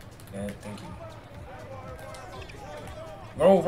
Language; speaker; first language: English; native; English